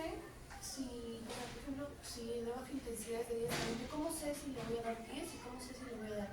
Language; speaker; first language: Spanish; native; Spanish